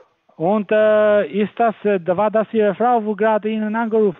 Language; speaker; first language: German; non-native, fluent; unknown